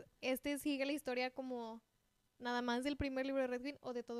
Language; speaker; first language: Spanish; native; Spanish